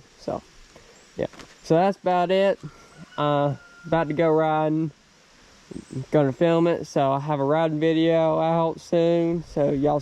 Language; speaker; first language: English; native; English